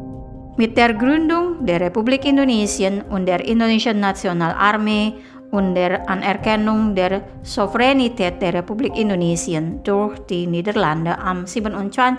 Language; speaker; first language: German; non-native, fluent; Indonesian